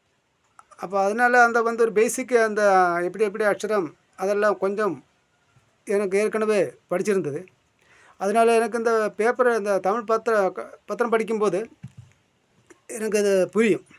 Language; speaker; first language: Tamil; non-native, local second language; Malayalam